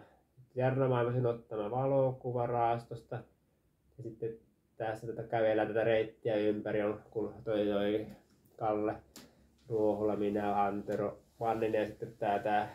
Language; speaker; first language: Finnish; native; Finnish